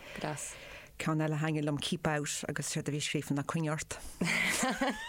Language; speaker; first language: Irish; native; Irish